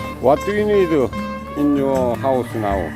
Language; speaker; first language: English; non-native, learner; Korean